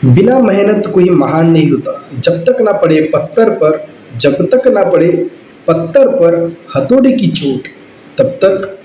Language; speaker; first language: Hindi; non-native, local second language; Marathi